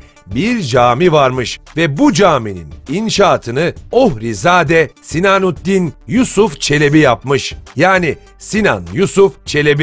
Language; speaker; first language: Turkish; native; Turkish